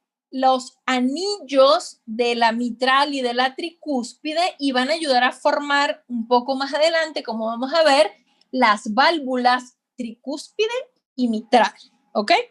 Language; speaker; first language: Spanish; native; Spanish